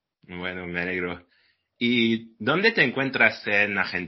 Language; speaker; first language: Spanish; non-native, fluent; French